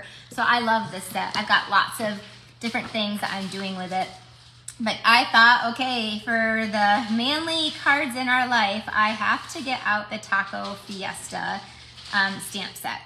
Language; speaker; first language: English; native; English